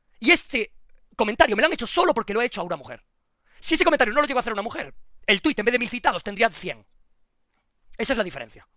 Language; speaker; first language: Spanish; native; Spanish